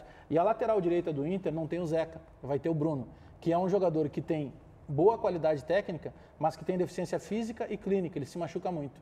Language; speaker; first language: Portuguese; native; Portuguese